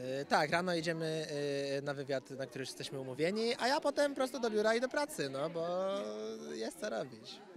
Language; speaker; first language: Polish; native; Polish